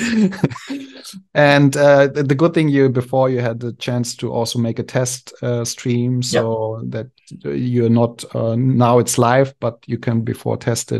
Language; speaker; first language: English; non-native, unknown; German